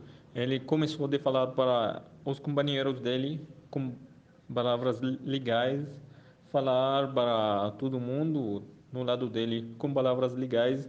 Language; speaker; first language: Portuguese; non-native, fluent; Arabic